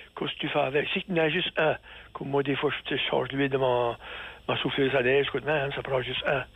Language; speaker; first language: French; native; French